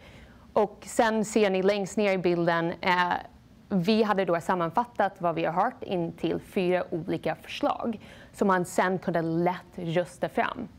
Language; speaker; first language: Swedish; non-native, fluent; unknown